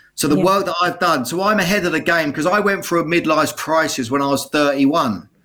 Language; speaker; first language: English; native; English